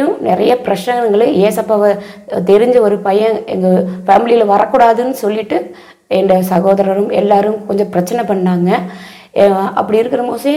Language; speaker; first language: Tamil; native; Tamil